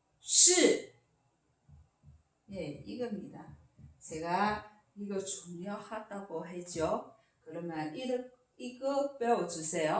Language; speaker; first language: Korean; non-native, learner; Chinese